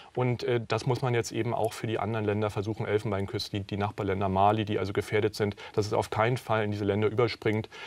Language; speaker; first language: German; native; German